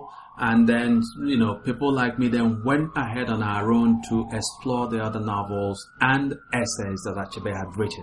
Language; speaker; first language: English; non-native, local second language; Igbo